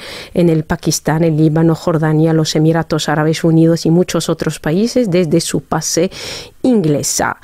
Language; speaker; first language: Spanish; non-native, fluent; Arabic